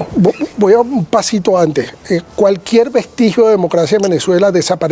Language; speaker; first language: Spanish; native; Spanish